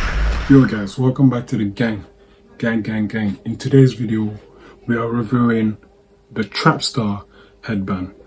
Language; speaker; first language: English; native; English